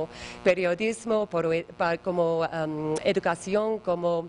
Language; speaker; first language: Spanish; non-native, learner; English